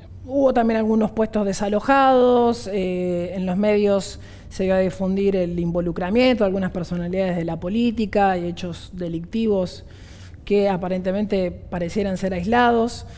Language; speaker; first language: Spanish; native; Spanish